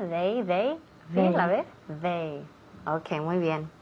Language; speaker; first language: Spanish; non-native, fluent; English